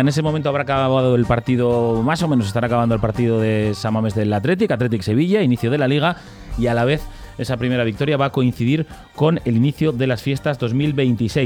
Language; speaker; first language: Spanish; native; Spanish